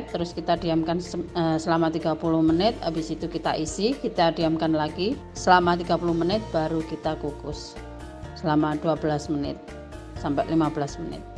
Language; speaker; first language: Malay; non-native, local second language; Javanese